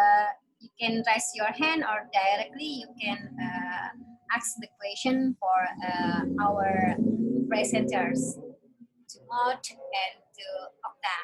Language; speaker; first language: English; non-native, learner; Indonesian